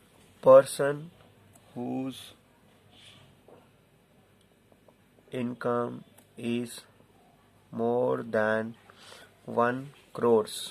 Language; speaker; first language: English; non-native, local second language; Telugu